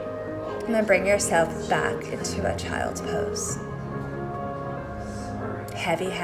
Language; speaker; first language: English; native; English